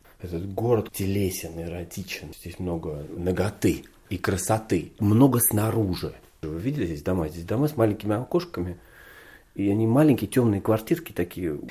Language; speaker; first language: Russian; native; Russian